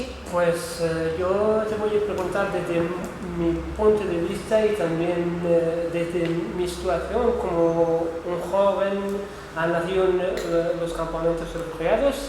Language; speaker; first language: Spanish; non-native, local second language; Arabic